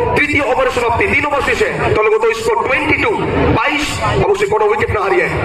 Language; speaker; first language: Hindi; non-native, local second language; Bangla